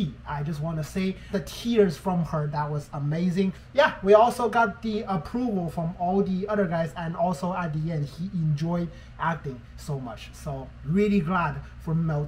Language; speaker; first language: English; non-native, fluent; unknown